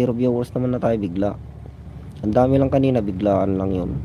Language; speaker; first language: Filipino; non-native, local second language; Iloko